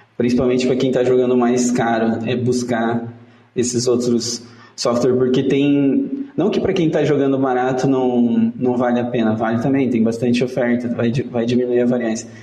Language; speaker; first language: Portuguese; native; Portuguese